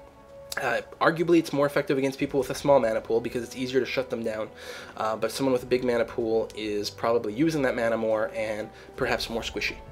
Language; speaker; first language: English; native; English